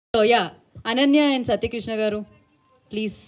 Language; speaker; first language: Telugu; native; Telugu